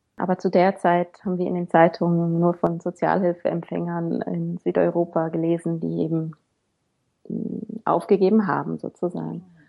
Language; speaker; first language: German; native; German